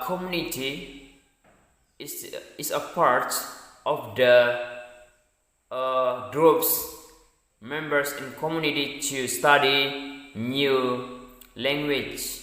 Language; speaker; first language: English; non-native, learner; Indonesian